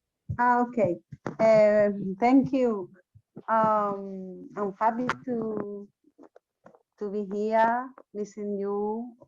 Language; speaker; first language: English; non-native, learner; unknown